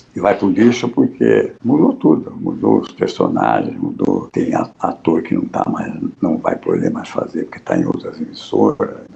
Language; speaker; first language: Portuguese; native; Portuguese